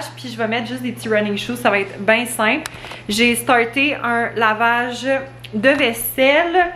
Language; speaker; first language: French; native; French